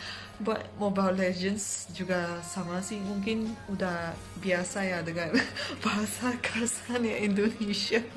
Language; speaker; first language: Indonesian; non-native, fluent; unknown